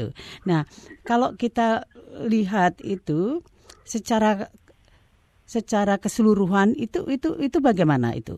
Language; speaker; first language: Indonesian; native; Indonesian